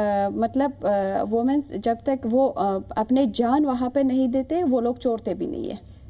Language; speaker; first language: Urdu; non-native, fluent; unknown